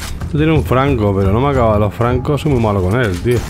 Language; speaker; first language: Spanish; native; Spanish